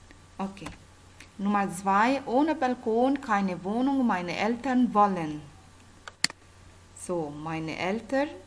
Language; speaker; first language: German; non-native, fluent; Arabic